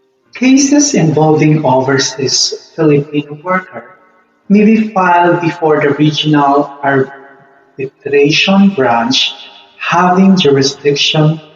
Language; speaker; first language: English; non-native, local second language; Filipino